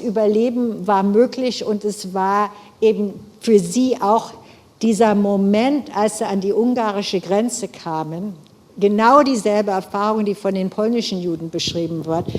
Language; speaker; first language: German; non-native, fluent; English